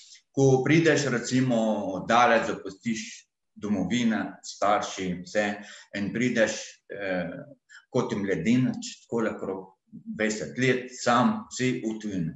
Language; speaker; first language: Slovenian; non-native, fluent; Arabic